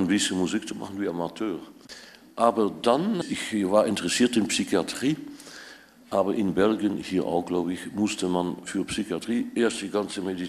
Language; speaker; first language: German; non-native, fluent; Dutch